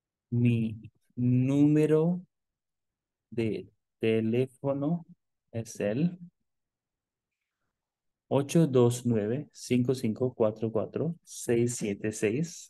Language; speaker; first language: Spanish; non-native, fluent; Hindi